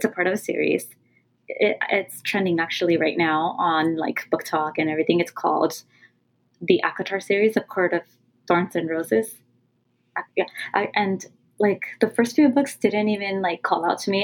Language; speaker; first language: English; native; English